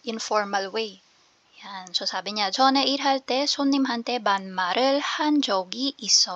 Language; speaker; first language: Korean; non-native, fluent; Filipino